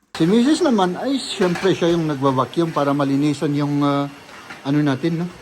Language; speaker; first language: Filipino; native; Filipino